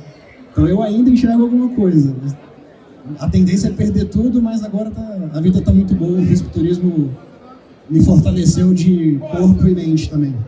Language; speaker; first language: Portuguese; native; Portuguese